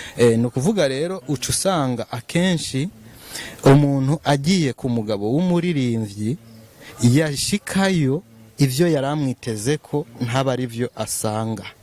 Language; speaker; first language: Rundi; early bilingual, heritage; Rundi